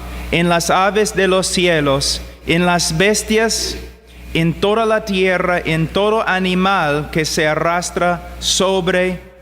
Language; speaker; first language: Spanish; non-native, fluent; English